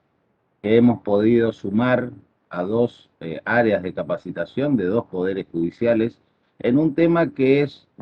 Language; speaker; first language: Spanish; native; Spanish